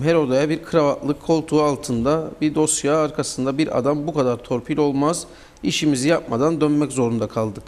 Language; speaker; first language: Turkish; native; Turkish